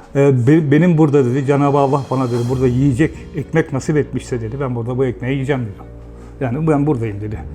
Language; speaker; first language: Turkish; native; Turkish